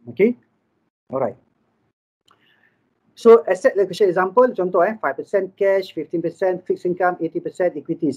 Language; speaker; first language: English; non-native, local second language; Malay